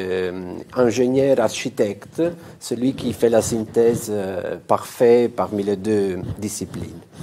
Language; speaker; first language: French; non-native, fluent; Italian